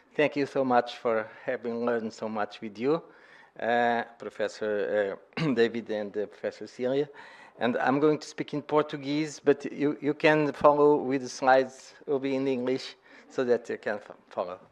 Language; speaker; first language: English; non-native, learner; Portuguese